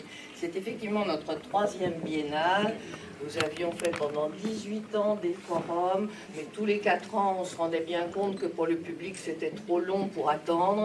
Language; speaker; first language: French; native; French